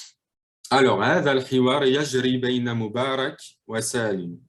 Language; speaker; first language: Arabic; non-native, fluent; French